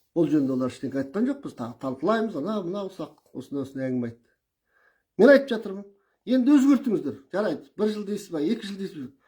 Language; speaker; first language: Kazakh; early bilingual, heritage; Kazakh